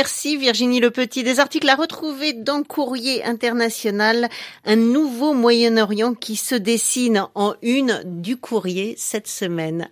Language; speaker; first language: French; native; French